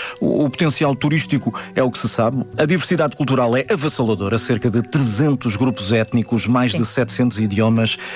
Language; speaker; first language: Portuguese; native; Portuguese